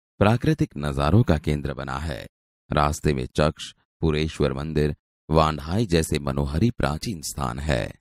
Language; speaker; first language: Hindi; non-native, local second language; Gujarati